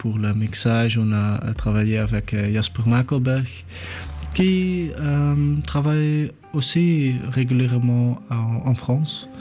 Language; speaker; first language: French; non-native, fluent; Dutch